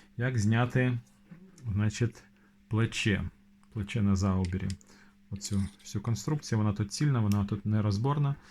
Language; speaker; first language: Ukrainian; non-native, local second language; Russian